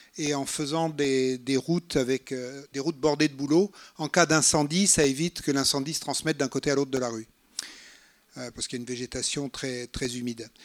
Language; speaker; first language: French; native; French